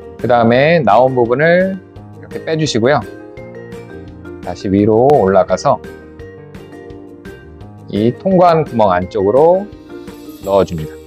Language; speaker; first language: Korean; native; Korean